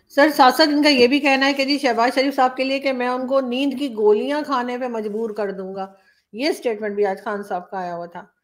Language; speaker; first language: Urdu; native; Urdu